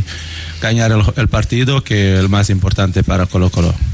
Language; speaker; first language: Spanish; non-native, learner; Portuguese